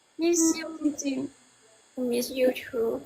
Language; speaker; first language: English; non-native, learner; Thai